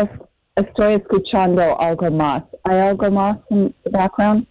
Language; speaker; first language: Spanish; non-native, learner; English